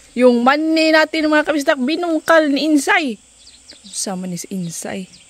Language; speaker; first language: Filipino; non-native, local second language; Cebuano